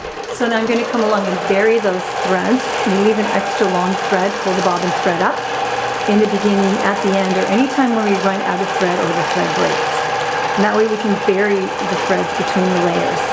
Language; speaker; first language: English; native; English